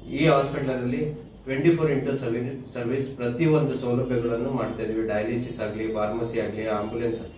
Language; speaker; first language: Kannada; native; Kannada